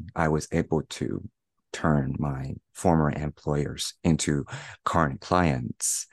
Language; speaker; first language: English; non-native, fluent; Chinese